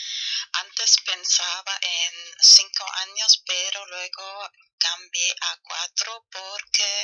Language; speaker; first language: Spanish; non-native, fluent; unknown